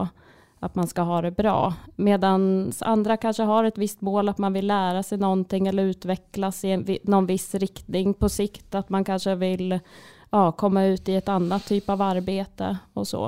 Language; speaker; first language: Swedish; native; Swedish